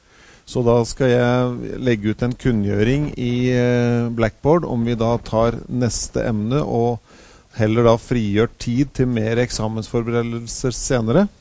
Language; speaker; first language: Norwegian; native; Norwegian